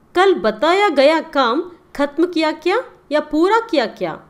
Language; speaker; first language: Hindi; non-native, local second language; Telugu